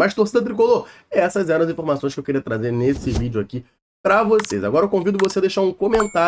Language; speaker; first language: Portuguese; native; Portuguese